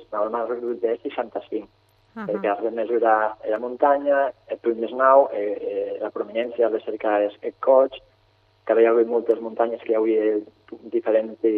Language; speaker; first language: Catalan; native; Catalan